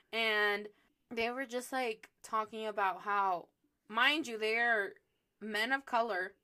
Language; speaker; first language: English; early bilingual, other home language; Spanish